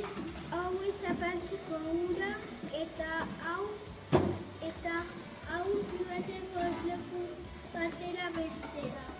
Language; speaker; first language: Basque; non-native, local second language; Spanish